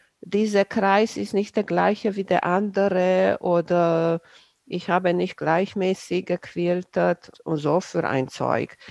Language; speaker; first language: German; non-native, fluent; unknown